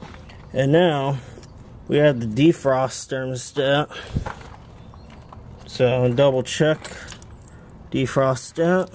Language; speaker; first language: English; native; English